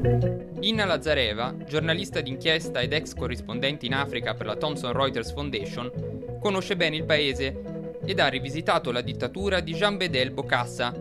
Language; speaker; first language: Italian; native; Italian